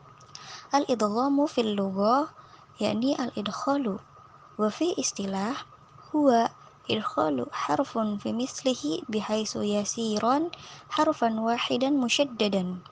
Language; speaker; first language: Arabic; non-native, learner; Indonesian